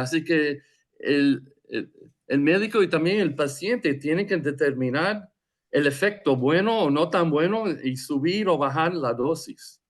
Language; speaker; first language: Spanish; non-native, fluent; English